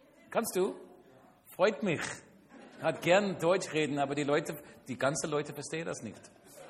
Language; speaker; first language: German; non-native, learner; English